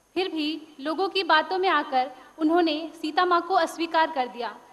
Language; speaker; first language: Hindi; native; Hindi